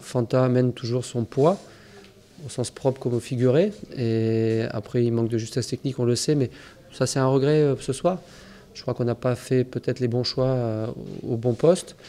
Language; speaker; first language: French; native; French